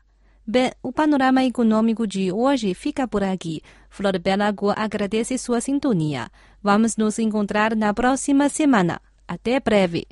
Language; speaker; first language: Portuguese; non-native, fluent; Chinese